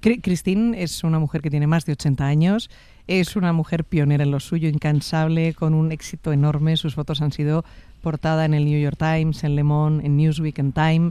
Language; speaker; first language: Spanish; native; Spanish